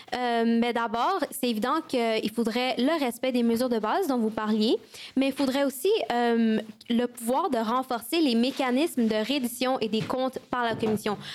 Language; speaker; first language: French; early bilingual, other home language; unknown